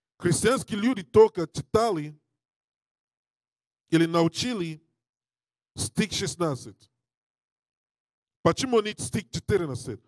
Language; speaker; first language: Russian; non-native, learner; English